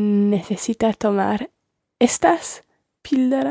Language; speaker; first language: Spanish; non-native, learner; English